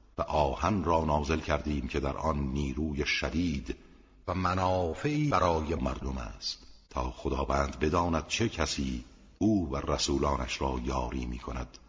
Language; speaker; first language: Persian; native; Persian